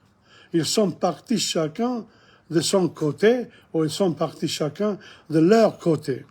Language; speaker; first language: French; non-native, fluent; English